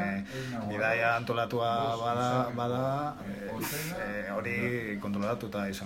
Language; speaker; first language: Basque; non-native, learner; Spanish